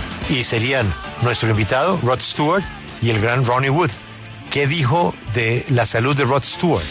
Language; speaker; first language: Spanish; native; Spanish